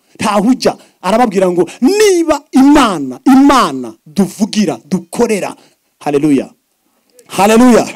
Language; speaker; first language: Kinyarwanda; early bilingual, heritage; Kinyarwanda